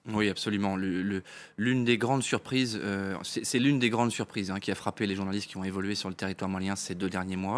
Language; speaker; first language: French; native; French